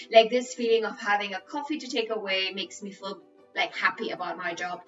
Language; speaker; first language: English; non-native, fluent; Spanish